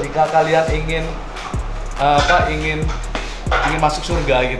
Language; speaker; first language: Indonesian; non-native, local second language; Javanese